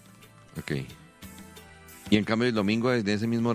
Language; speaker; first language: Spanish; native; Spanish